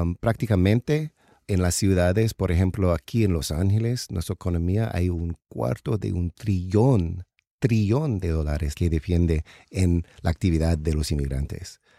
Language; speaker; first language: Spanish; non-native, learner; English